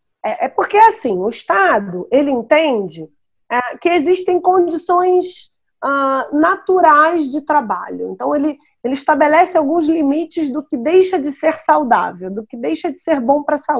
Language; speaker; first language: Portuguese; native; Portuguese